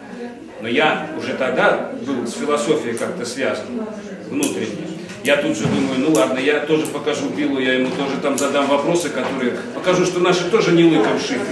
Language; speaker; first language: Russian; native; Russian